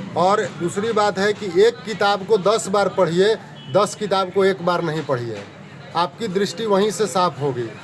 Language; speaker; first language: Hindi; native; Hindi